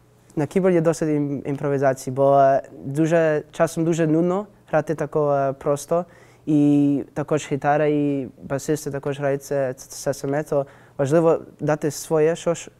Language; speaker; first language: Ukrainian; early bilingual, heritage; English